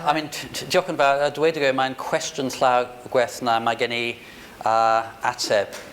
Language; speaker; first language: Welsh; non-native, fluent; English